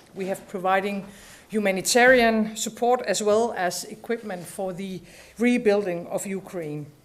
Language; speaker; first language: English; non-native, fluent; Danish